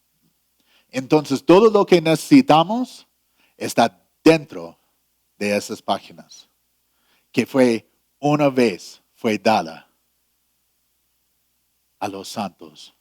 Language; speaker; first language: Spanish; non-native, fluent; English